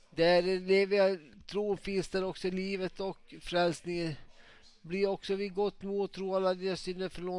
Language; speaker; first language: Swedish; non-native, local second language; Finnish